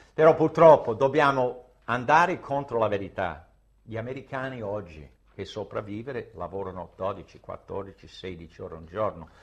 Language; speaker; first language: Italian; non-native, fluent; English